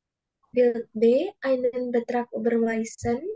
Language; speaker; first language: German; non-native, learner; Indonesian